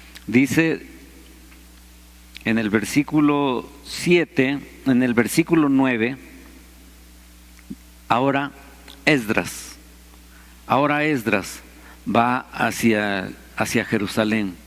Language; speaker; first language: Spanish; native; Spanish